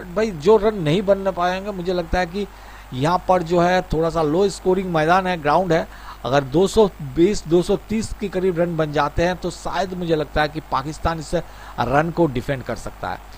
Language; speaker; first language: Hindi; non-native, local second language; Bangla